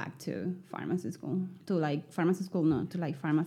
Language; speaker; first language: English; non-native, fluent; Spanish